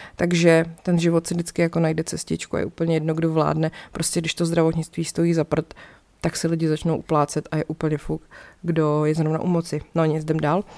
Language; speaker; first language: Czech; native; Czech